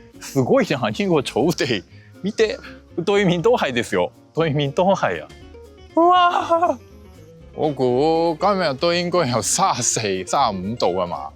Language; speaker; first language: Cantonese; non-native, fluent; Japanese